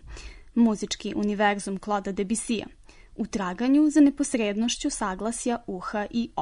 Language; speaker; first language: Serbian; native; Serbian